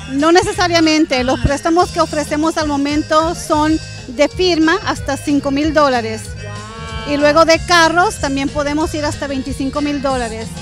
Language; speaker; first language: Spanish; early bilingual, heritage; Spanish